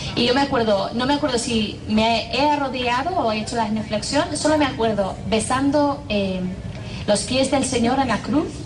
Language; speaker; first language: Spanish; non-native, fluent; English